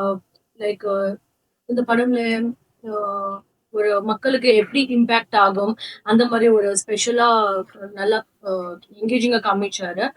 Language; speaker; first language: Tamil; non-native, learner; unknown